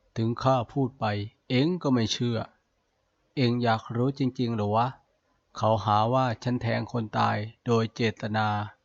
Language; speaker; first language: Thai; native; Thai